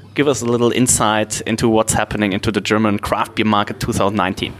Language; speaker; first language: English; non-native, fluent; German